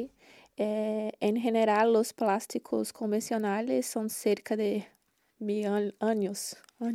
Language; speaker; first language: Spanish; non-native, learner; Portuguese